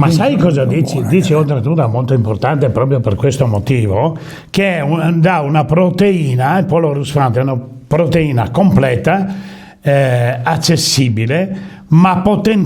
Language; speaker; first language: Italian; native; Italian